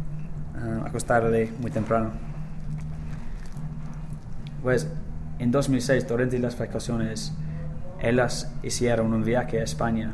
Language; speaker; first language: Spanish; non-native, learner; English